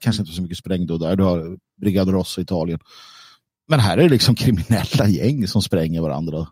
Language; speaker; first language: Swedish; native; Swedish